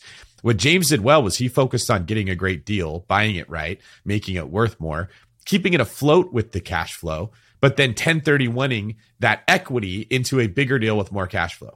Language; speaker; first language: English; native; English